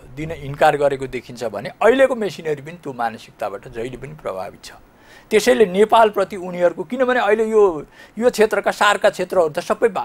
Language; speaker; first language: Nepali; native; Nepali